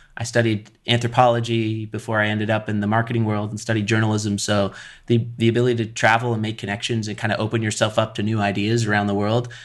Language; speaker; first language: English; native; English